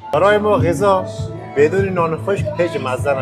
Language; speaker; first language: Persian; native; Persian